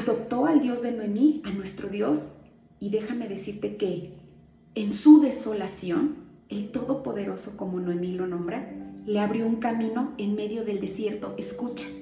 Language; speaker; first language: Spanish; native; Spanish